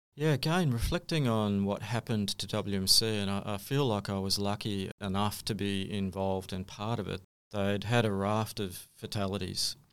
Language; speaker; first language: English; native; English